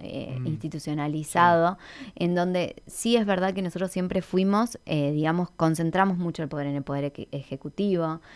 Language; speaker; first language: Spanish; native; Spanish